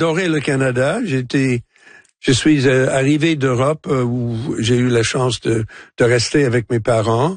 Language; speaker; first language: French; non-native, local second language; English